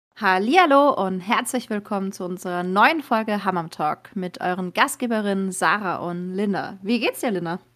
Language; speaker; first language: German; early bilingual, other home language; Persian